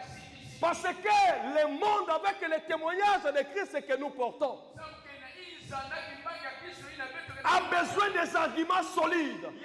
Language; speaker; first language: French; non-native, local second language; Lingala